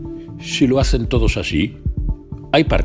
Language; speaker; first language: Spanish; native; Spanish